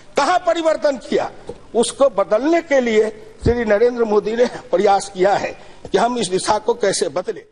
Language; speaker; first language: Hindi; non-native, local second language; Maithili